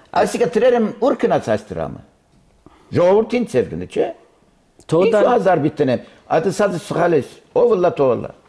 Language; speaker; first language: Armenian; early bilingual, heritage; Armenian